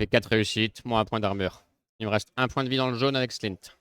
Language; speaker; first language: French; native; French